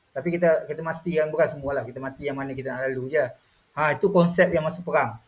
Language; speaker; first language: Malay; native; Malay